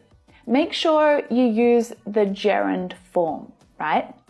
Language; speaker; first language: English; native; English